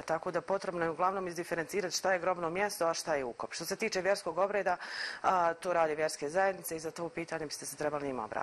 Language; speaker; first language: Croatian; native; Croatian